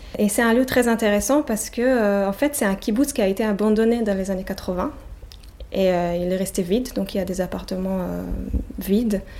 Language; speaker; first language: French; non-native, fluent; Hebrew